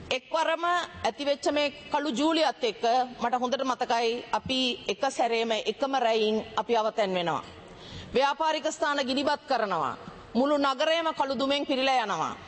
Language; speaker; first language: Sinhala; non-native, local second language; Tamil